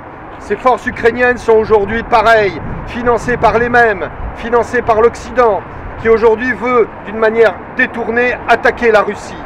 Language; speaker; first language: French; native; French